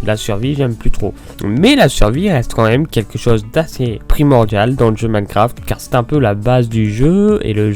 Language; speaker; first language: French; native; French